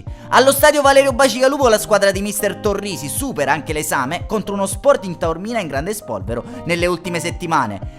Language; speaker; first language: Italian; native; Italian